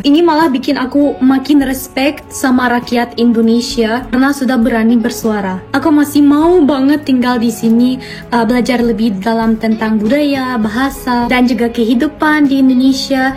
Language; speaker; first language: Indonesian; non-native, fluent; German